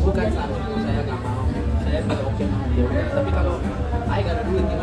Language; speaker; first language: Indonesian; non-native, learner; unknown